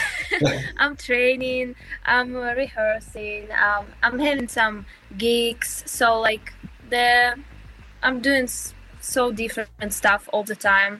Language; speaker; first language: English; non-native, fluent; Ukrainian